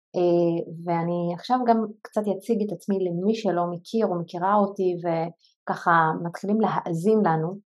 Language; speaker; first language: Hebrew; non-native, local second language; Arabic